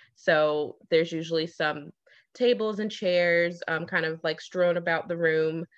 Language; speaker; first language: English; native; English